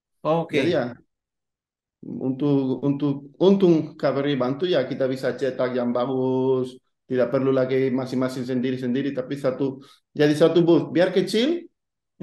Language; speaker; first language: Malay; non-native, fluent; Spanish